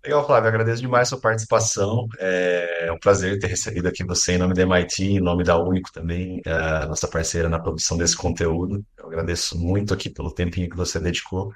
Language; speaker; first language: Portuguese; native; Portuguese